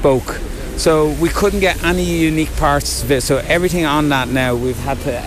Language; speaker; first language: English; native; English